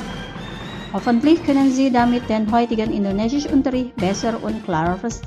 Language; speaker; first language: German; non-native, fluent; Indonesian